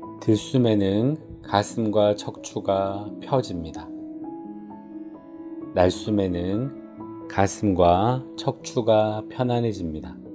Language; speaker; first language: Korean; native; Korean